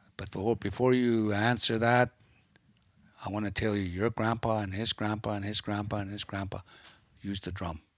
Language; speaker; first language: English; native; English